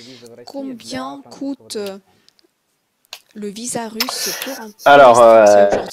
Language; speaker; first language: French; non-native, fluent; Russian